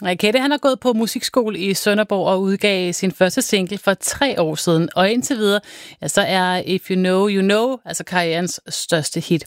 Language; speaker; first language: Danish; native; Danish